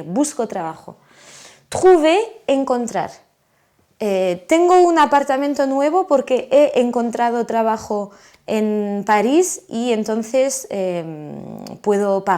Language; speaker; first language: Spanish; non-native, fluent; French